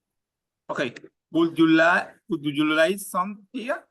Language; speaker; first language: English; non-native, learner; Spanish